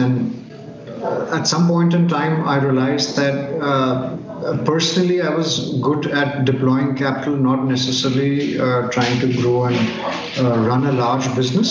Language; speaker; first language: English; non-native, local second language; Hindi